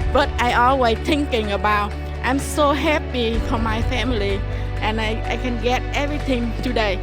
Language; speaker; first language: English; non-native, learner; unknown